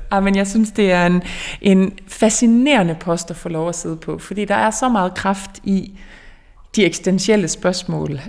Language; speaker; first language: Danish; native; Danish